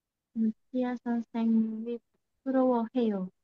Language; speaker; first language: Korean; non-native, learner; Indonesian